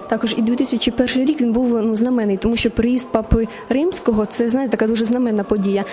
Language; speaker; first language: Ukrainian; native; Ukrainian